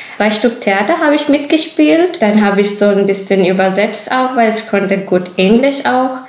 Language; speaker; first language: German; non-native, fluent; Urdu